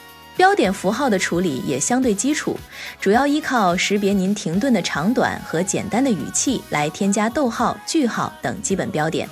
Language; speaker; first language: Chinese; native; Chinese